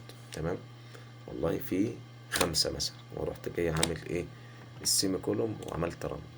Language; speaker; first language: Arabic; native; Arabic